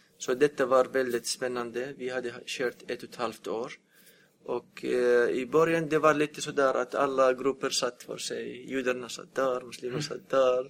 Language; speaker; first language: Swedish; non-native, fluent; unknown